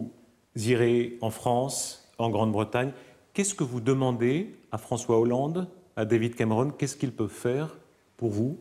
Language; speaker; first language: French; native; French